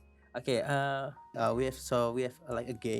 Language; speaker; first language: English; non-native, learner; Indonesian